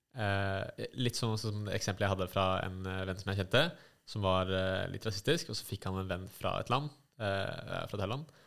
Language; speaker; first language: Norwegian; native; Norwegian